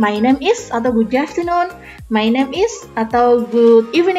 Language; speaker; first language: English; non-native, fluent; Indonesian